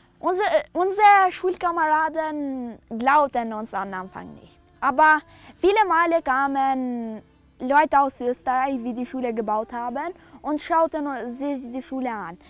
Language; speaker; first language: German; non-native, fluent; Albanian